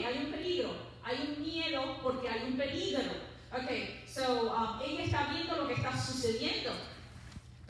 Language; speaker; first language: Spanish; early bilingual, heritage; Spanish